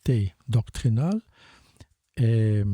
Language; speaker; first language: French; non-native, fluent; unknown